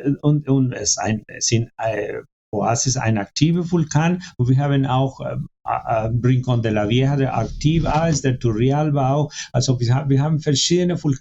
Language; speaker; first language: German; non-native, fluent; Spanish